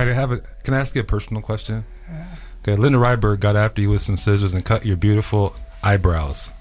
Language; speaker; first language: English; native; English